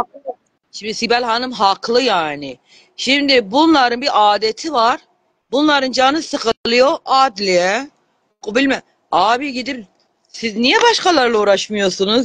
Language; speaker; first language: Turkish; native; Turkish